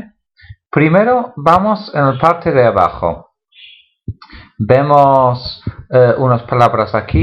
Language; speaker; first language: Spanish; non-native, fluent; English